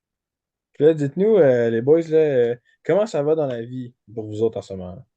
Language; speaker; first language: French; native; French